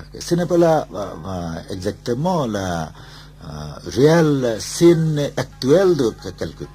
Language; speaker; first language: French; non-native, fluent; Bangla